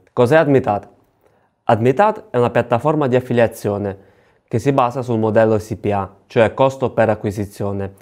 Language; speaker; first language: Italian; non-native, fluent; Russian